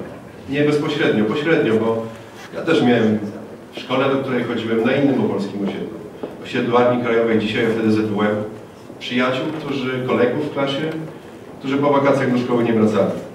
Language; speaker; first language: Polish; native; Polish